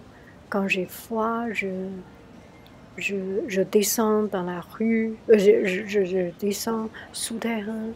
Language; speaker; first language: French; non-native, learner; Chinese